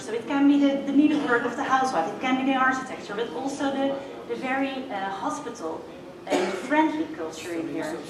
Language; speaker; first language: English; non-native, fluent; Dutch